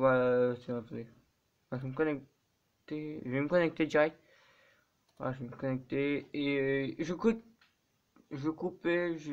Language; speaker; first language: French; native; French